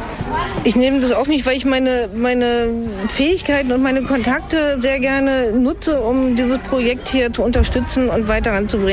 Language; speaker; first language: German; native; German